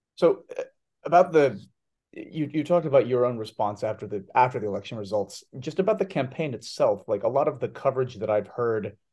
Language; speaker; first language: English; native; English